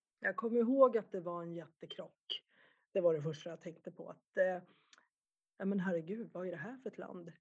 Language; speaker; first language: Swedish; early bilingual, other home language; Arabic